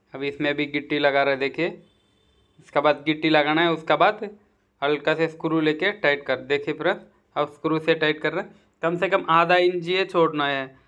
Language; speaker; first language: Hindi; non-native, local second language; Tamil